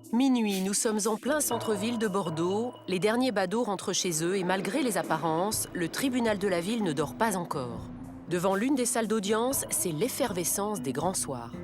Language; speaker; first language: French; native; French